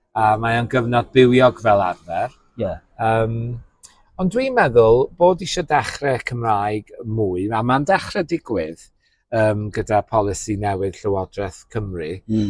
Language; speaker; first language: Welsh; native; Welsh